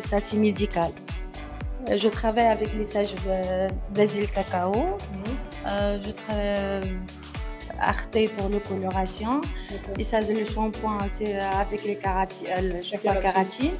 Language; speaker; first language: French; non-native, learner; Arabic